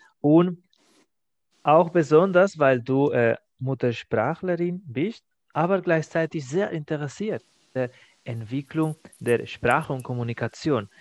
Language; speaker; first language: German; non-native, fluent; Spanish